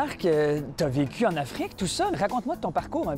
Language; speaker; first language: French; native; French